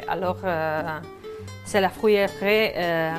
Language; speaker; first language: French; non-native, learner; Slovak